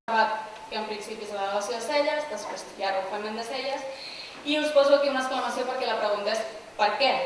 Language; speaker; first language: Catalan; native; Catalan